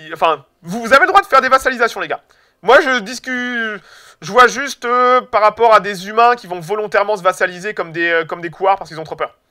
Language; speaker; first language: French; native; French